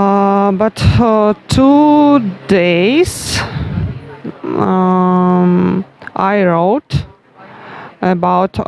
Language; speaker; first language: English; non-native, learner; Russian